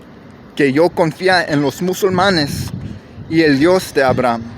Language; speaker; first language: Spanish; early bilingual, heritage; English